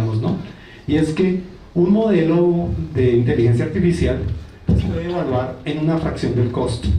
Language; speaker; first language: Spanish; native; Spanish